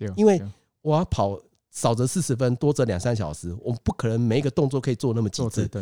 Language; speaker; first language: Chinese; native; Chinese